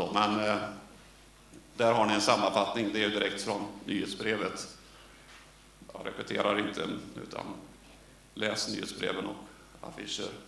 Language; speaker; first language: Swedish; native; Swedish